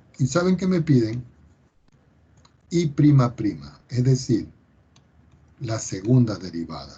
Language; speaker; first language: Spanish; native; Spanish